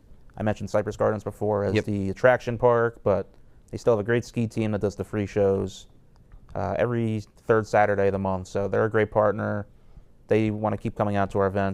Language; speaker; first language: English; native; English